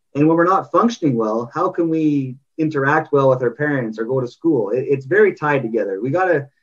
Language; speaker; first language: English; native; English